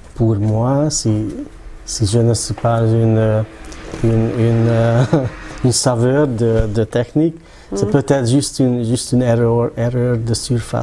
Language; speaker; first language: French; non-native, learner; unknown